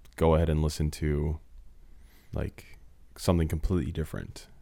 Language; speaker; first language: English; early bilingual, other home language; Slovak